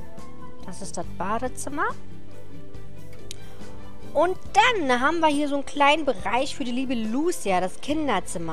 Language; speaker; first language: German; native; German